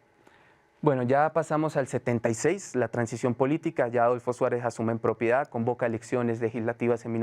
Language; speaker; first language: Spanish; native; Spanish